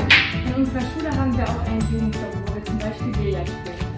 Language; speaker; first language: German; non-native, learner; Russian